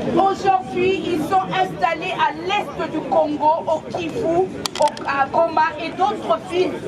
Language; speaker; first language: French; non-native, local second language; Lingala